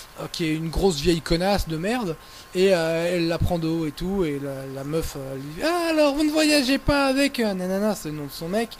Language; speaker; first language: French; native; French